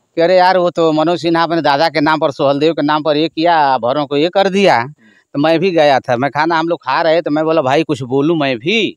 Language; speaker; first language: Hindi; native; Hindi